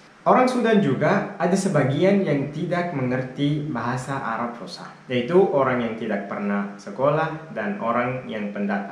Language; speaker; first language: Indonesian; non-native, fluent; Arabic